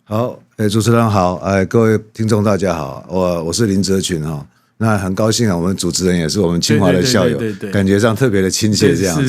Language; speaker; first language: Chinese; native; Chinese